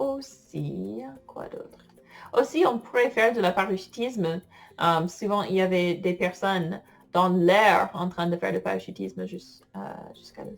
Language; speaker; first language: French; non-native, fluent; English